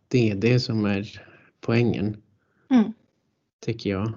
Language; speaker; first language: Swedish; non-native, fluent; Greek